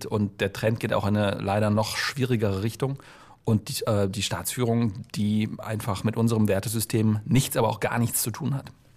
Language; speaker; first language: German; native; German